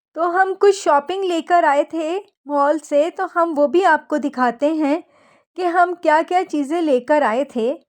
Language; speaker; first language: Urdu; native; Urdu